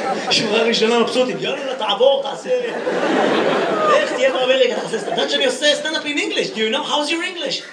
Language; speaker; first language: Hebrew; native; Hebrew